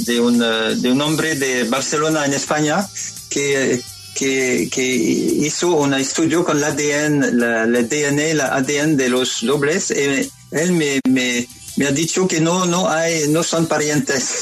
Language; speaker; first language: Spanish; non-native, learner; French